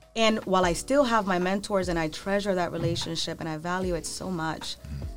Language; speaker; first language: English; early bilingual, other home language; Spanish